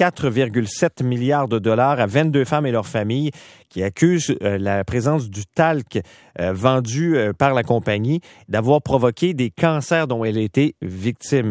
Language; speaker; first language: French; native; French